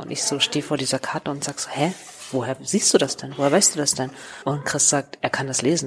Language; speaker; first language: German; native; German